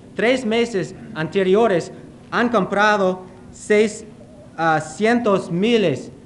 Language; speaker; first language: Spanish; non-native, fluent; English